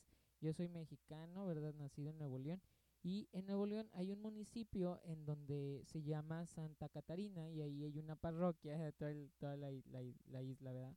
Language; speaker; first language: Spanish; native; Spanish